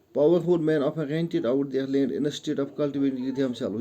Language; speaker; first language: English; non-native, local second language; Gujari